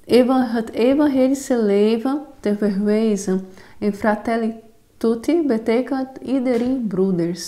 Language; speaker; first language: Dutch; non-native, fluent; Portuguese